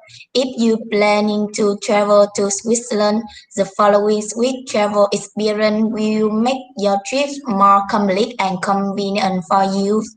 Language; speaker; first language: English; non-native, learner; Vietnamese